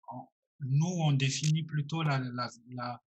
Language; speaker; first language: French; non-native, local second language; Malagasy